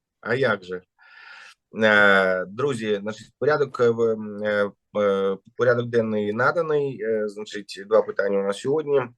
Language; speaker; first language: Ukrainian; non-native, local second language; Russian